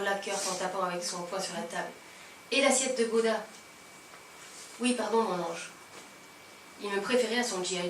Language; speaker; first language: French; native; French